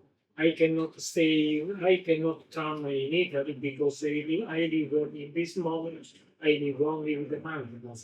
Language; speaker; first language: English; non-native, learner; Italian